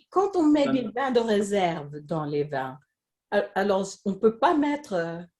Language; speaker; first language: French; non-native, fluent; Swedish